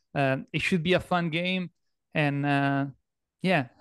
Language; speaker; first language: English; non-native, fluent; Italian